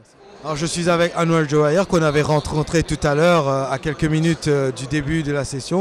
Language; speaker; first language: French; native; French